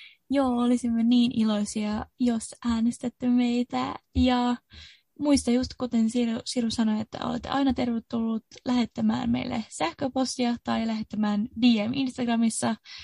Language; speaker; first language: Finnish; non-native, fluent; Swedish